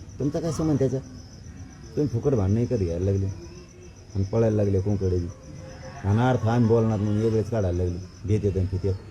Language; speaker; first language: Marathi; native; Marathi